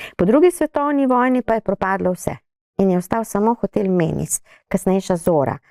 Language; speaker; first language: Slovenian; native; Slovenian